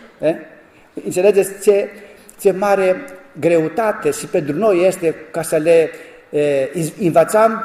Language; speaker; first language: Romanian; non-native, learner; Greek